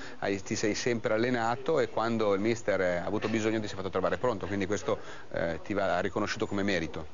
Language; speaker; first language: Italian; native; Italian